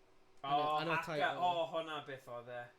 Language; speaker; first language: Welsh; native; Welsh